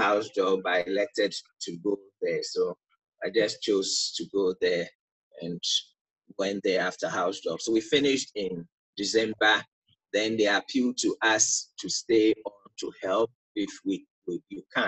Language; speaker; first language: English; non-native, local second language; Akan